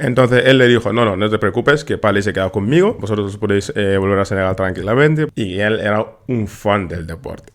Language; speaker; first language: Spanish; non-native, fluent; Wolof